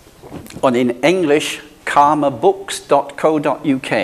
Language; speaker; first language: German; non-native, fluent; English